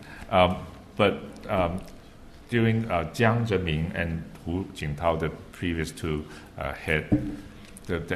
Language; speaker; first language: English; non-native, local second language; Cantonese